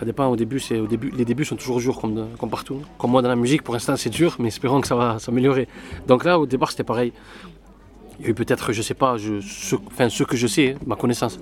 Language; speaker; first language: French; early bilingual, other home language; Arabic